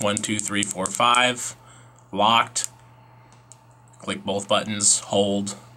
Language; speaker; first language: English; native; English